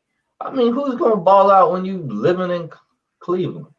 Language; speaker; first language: English; native; English